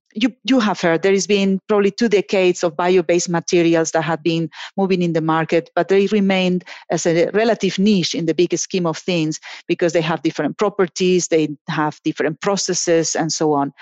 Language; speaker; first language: English; non-native, fluent; Spanish